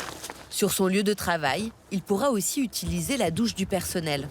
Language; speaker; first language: French; native; French